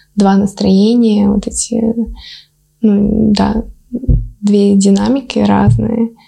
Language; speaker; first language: Russian; early bilingual, other home language; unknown